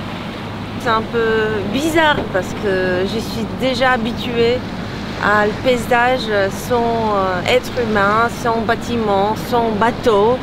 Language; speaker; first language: French; non-native, fluent; Polish